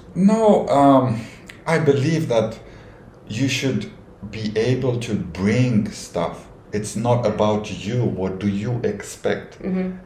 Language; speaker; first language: English; non-native, fluent; Romanian